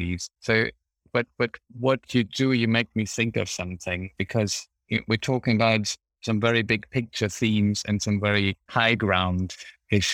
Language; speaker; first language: English; non-native, fluent; German